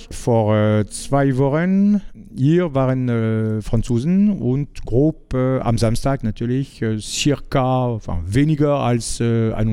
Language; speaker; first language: German; non-native, learner; French